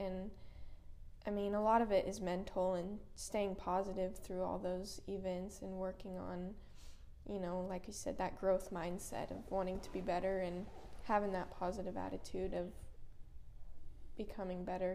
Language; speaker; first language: English; native; English